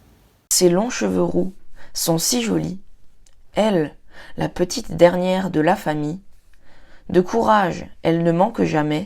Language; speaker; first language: French; native; French